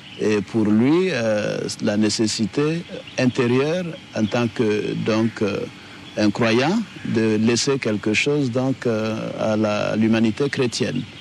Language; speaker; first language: French; non-native, local second language; Dyula